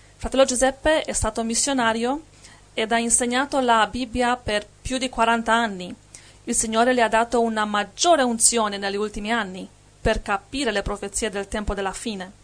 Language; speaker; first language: Italian; non-native, fluent; Spanish